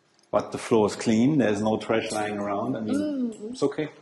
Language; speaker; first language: English; non-native, fluent; German